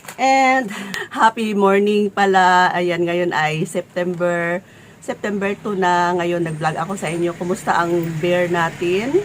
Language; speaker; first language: Filipino; native; Filipino